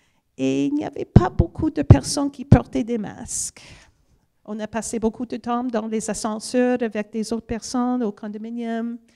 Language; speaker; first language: French; non-native, fluent; English